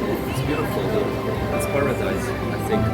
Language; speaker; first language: English; non-native, fluent; Portuguese